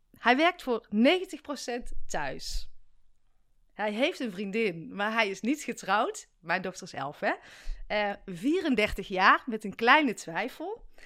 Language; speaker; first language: Dutch; native; Dutch